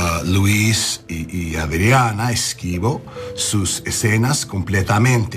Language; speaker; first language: Spanish; non-native, learner; English